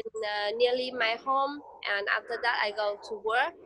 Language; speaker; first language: English; non-native, learner; Vietnamese